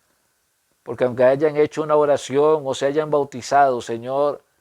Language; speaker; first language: Spanish; native; Spanish